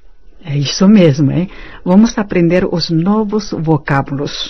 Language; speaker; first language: Portuguese; non-native, fluent; Chinese